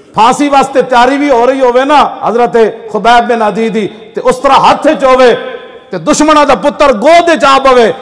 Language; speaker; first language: Urdu; non-native, local second language; Punjabi